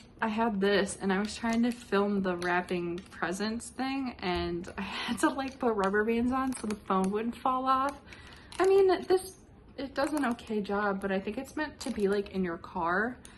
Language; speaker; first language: English; native; English